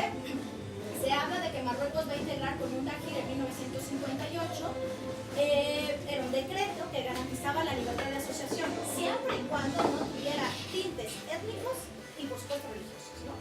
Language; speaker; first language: Spanish; native; Spanish